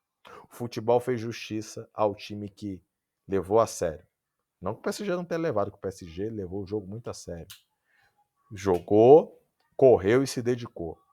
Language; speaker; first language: Portuguese; native; Portuguese